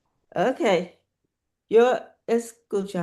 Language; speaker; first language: Spanish; non-native, learner; English